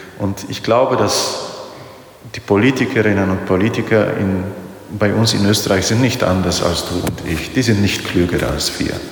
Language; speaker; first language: German; non-native, fluent; Polish